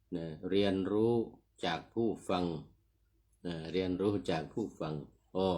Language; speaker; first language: Thai; native; Thai